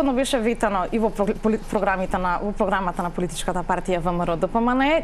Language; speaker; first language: Macedonian; native; Macedonian